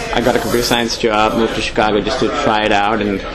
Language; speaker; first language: English; non-native, local second language; Urdu